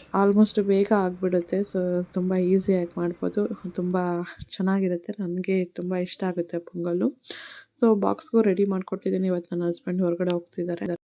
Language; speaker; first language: Kannada; native; Kannada